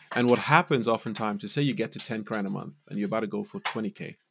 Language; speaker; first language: English; non-native, local second language; Yoruba